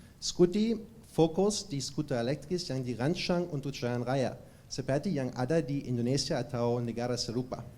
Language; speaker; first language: Indonesian; non-native, fluent; German